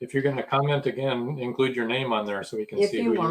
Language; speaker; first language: English; native; English